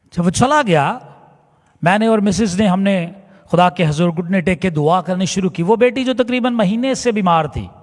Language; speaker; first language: Urdu; non-native, local second language; Punjabi